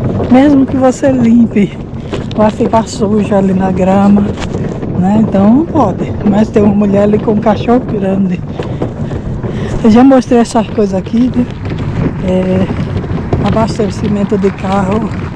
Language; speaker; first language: Portuguese; native; Portuguese